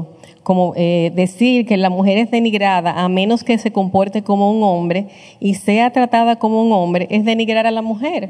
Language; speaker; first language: Spanish; native; Spanish